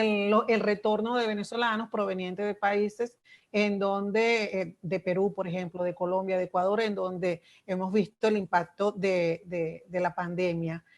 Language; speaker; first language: Spanish; native; Spanish